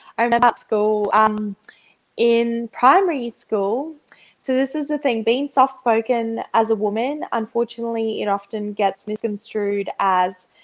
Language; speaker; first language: English; early bilingual, other home language; Russian